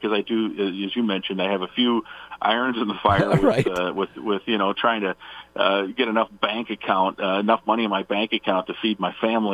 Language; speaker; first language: English; native; English